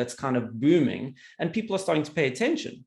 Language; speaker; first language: English; native; English